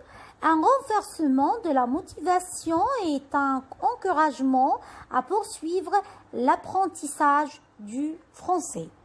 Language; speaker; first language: French; non-native, fluent; Arabic